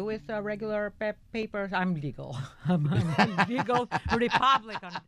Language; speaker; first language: English; non-native, fluent; Albanian